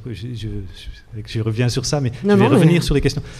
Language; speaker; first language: French; non-native, fluent; Dutch